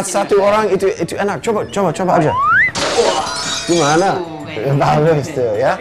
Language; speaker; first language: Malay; non-native, fluent; English